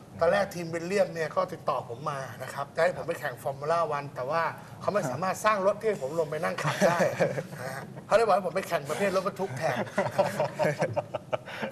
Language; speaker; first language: Thai; native; Thai